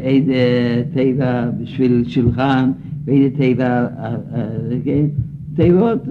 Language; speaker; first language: Hebrew; non-native, fluent; Yiddish